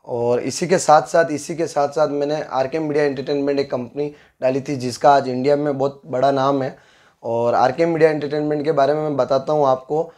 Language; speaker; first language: Hindi; native; Hindi